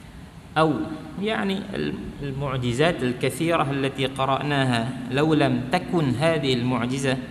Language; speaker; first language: Arabic; non-native, fluent; Malay